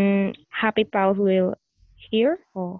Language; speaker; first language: English; non-native, learner; Spanish